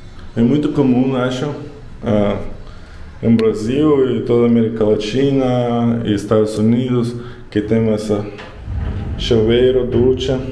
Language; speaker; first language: Portuguese; non-native, learner; Russian